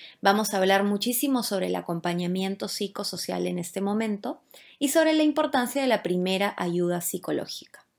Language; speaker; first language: Spanish; native; Spanish